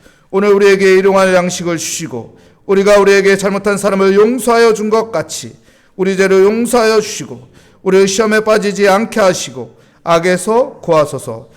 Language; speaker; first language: Korean; native; Korean